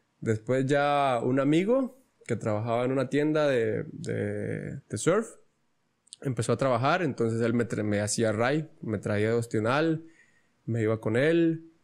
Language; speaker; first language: Spanish; native; Spanish